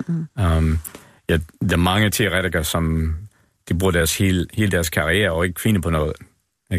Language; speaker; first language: Danish; non-native, fluent; English